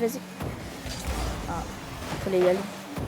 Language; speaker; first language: French; native; French